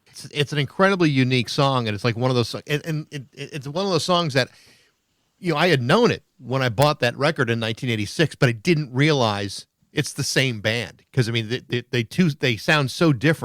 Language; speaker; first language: English; native; English